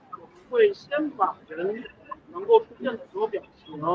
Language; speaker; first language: Chinese; native; Chinese